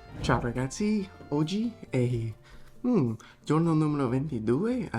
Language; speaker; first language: Italian; non-native, learner; English